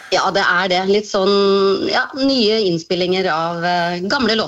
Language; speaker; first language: Norwegian; native; Norwegian